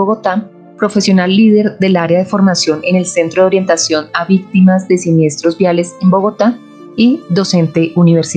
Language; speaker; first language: Spanish; native; Spanish